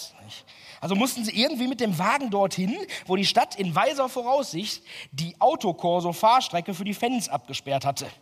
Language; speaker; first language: German; native; German